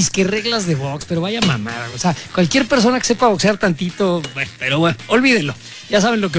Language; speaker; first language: Spanish; native; Spanish